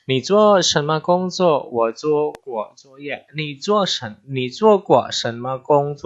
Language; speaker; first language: Chinese; non-native, fluent; Indonesian